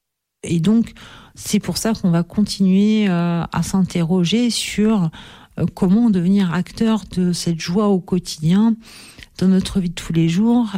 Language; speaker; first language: French; native; French